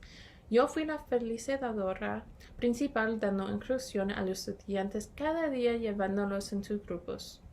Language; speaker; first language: Spanish; early bilingual, heritage; Spanish